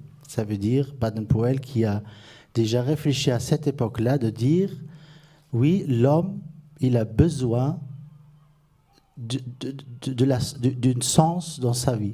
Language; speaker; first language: French; non-native, fluent; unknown